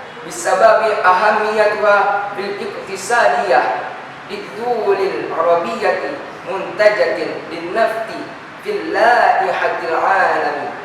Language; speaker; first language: Arabic; non-native, learner; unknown